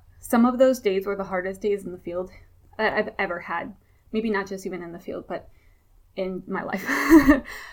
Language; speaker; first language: English; native; English